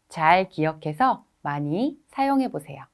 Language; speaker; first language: Korean; native; Korean